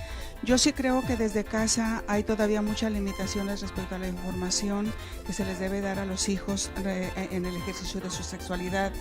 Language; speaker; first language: Spanish; native; Spanish